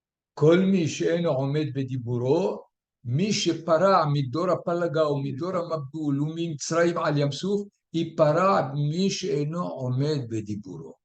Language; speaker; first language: Hebrew; non-native, fluent; French